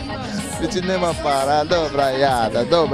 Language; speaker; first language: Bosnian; non-native, learner; Portuguese